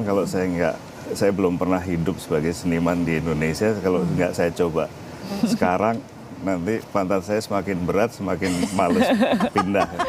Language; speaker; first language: Indonesian; native; Indonesian